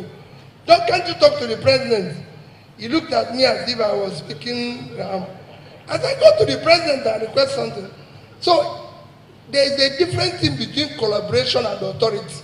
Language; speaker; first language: English; non-native, local second language; Igbo